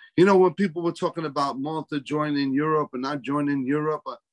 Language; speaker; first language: English; native; English